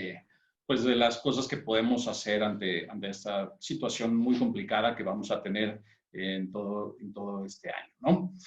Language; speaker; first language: Spanish; native; Spanish